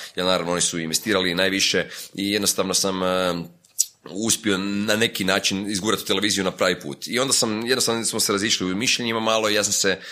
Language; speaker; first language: Croatian; native; Croatian